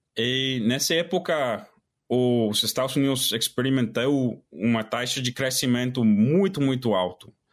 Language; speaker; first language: Portuguese; non-native, fluent; English